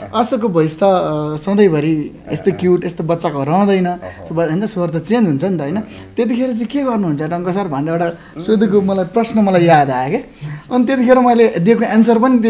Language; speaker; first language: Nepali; native; Nepali